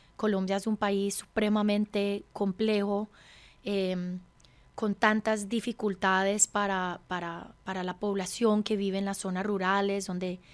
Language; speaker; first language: Spanish; early bilingual, heritage; Spanish